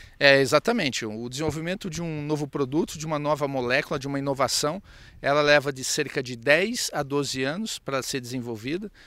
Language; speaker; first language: Portuguese; native; Portuguese